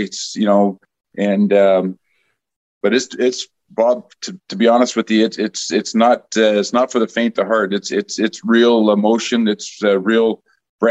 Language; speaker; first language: English; native; English